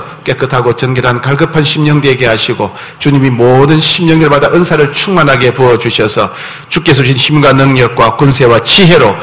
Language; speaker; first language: Korean; native; Korean